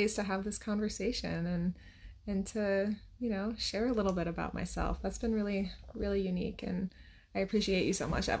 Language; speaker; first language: English; native; English